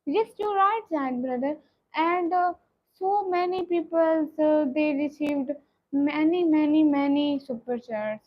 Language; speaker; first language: English; non-native, learner; Punjabi